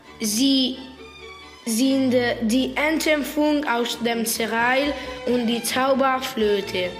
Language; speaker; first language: German; non-native, learner; Italian